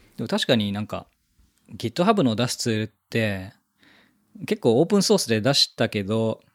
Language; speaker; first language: Japanese; native; Japanese